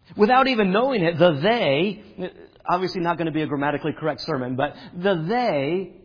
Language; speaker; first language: English; native; English